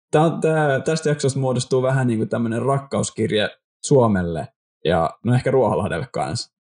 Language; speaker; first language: Finnish; native; Finnish